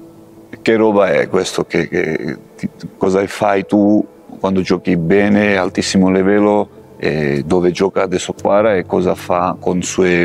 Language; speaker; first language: Italian; non-native, fluent; Georgian